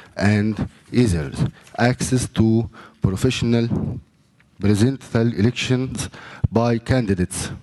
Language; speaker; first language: English; non-native, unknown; Arabic